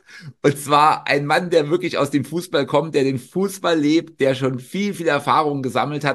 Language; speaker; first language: German; native; German